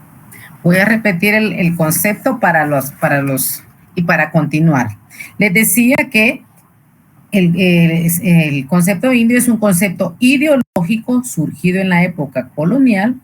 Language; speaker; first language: Spanish; native; Spanish